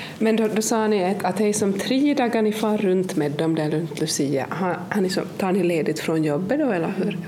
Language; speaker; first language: Swedish; native; Swedish